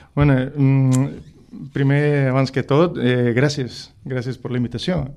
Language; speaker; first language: Catalan; non-native, local second language; Spanish